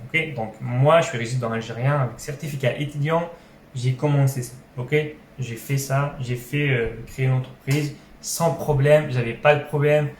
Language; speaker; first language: French; non-native, local second language; Arabic